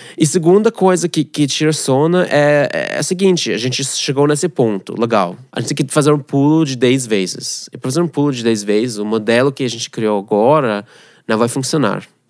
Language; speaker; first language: Portuguese; non-native, fluent; Russian